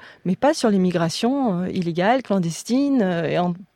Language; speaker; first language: French; native; French